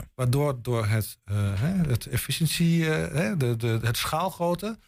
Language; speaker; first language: Dutch; native; Dutch